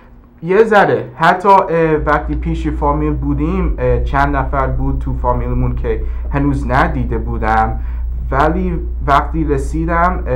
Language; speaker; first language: Persian; early bilingual, heritage; English